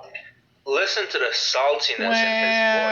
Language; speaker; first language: English; native; English